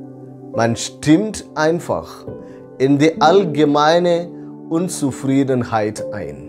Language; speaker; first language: German; non-native, fluent; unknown